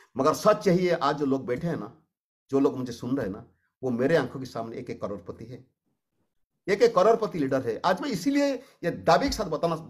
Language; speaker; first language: Hindi; non-native, local second language; Odia